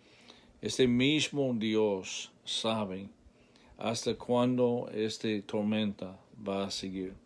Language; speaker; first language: Spanish; non-native, learner; English